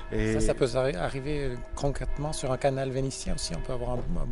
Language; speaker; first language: French; native; French